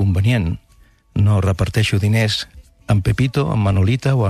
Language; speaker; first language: Catalan; native; Catalan